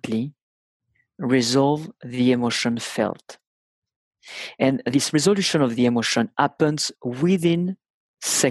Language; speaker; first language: English; non-native, fluent; French